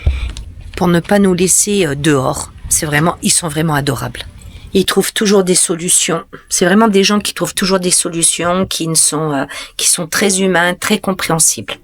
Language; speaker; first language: French; native; French